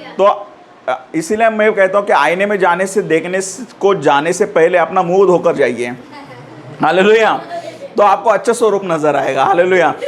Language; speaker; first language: Hindi; non-native, local second language; Marathi